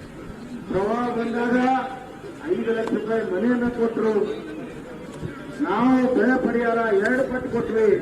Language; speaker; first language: Kannada; native; Kannada